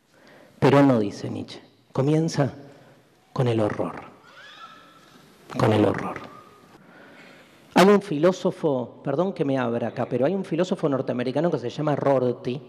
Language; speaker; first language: Spanish; native; Spanish